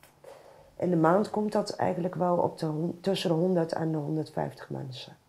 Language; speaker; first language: Dutch; native; Dutch